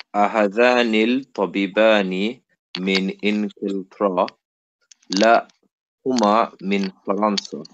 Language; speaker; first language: Arabic; non-native, learner; English